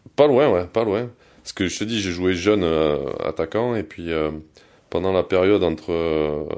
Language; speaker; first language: French; native; French